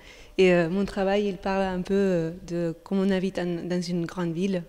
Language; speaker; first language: French; non-native, fluent; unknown